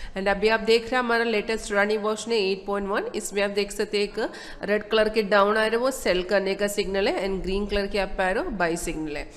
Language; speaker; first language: Hindi; non-native, local second language; Malayalam